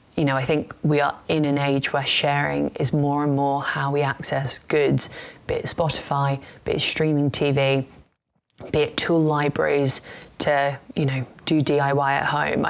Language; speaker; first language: English; native; English